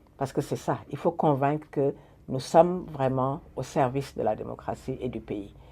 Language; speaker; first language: French; non-native, local second language; Wolof